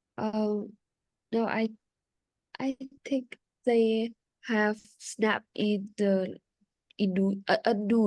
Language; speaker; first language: English; non-native, learner; Vietnamese